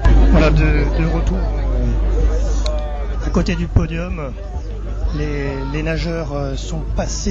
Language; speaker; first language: French; native; French